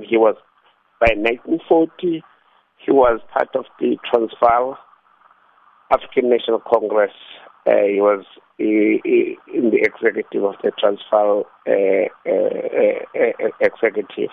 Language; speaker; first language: English; non-native, local second language; Xhosa